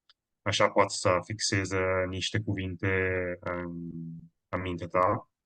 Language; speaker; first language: Romanian; non-native, fluent; Italian